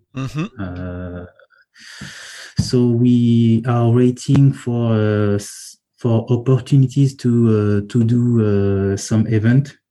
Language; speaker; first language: English; non-native, learner; French